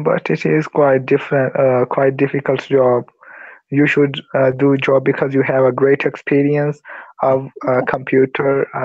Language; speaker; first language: English; non-native, learner; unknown